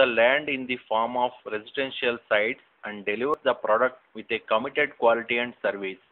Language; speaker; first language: English; non-native, local second language; Telugu